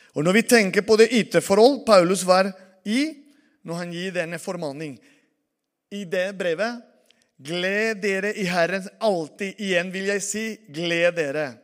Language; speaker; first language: Norwegian; non-native, fluent; Spanish